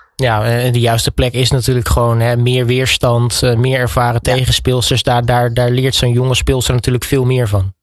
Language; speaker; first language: Dutch; native; Dutch